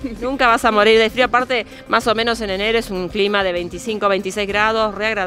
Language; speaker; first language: Spanish; native; Spanish